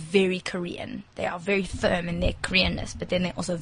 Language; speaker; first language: English; native; English